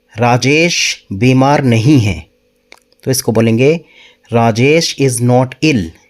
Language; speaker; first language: Hindi; native; Hindi